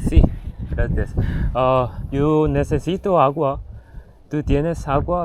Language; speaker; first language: Spanish; non-native, learner; Korean